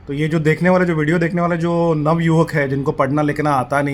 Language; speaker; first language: Hindi; native; Hindi